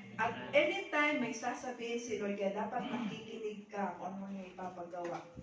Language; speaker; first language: Filipino; native; Filipino